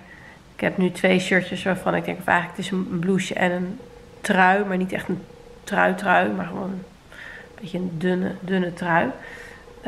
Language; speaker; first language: Dutch; native; Dutch